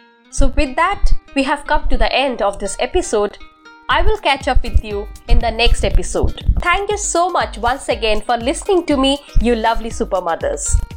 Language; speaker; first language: English; non-native, local second language; Bangla